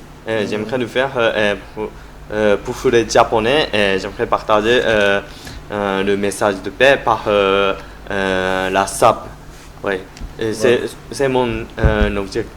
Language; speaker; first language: French; non-native, learner; Japanese